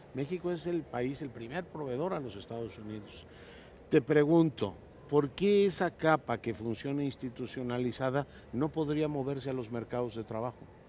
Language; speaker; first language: Spanish; native; Spanish